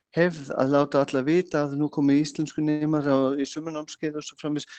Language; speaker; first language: Icelandic; non-native, fluent; German